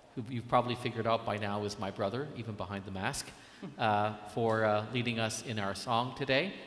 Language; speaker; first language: English; native; English